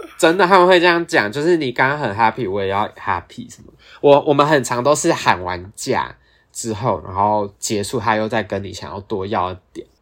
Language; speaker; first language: Chinese; native; Chinese